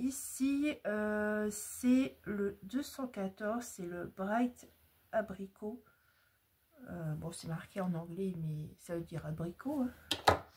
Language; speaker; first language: French; native; French